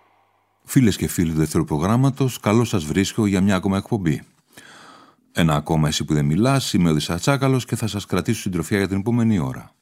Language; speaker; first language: Greek; native; Greek